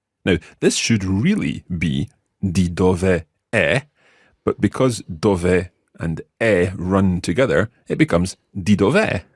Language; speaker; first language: Italian; non-native, fluent; English